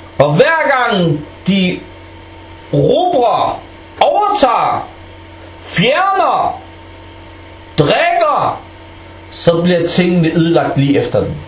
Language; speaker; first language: Danish; early bilingual, other home language; Arabic